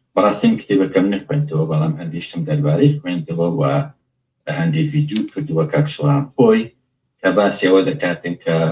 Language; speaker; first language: Central Kurdish; non-native, local second language; Kurdish